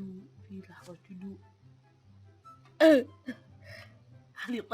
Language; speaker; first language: Arabic; native; Arabic